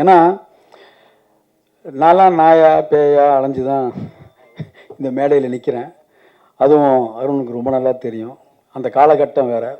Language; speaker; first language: Tamil; native; Tamil